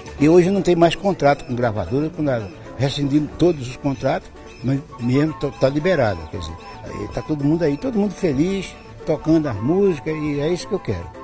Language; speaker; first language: Portuguese; native; Portuguese